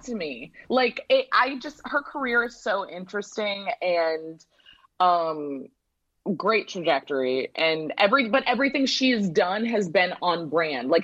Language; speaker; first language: English; native; English